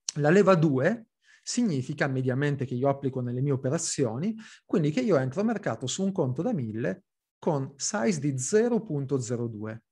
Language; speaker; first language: Italian; early bilingual, heritage; Italian